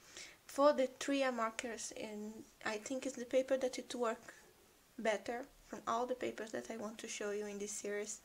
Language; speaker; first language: English; non-native, fluent; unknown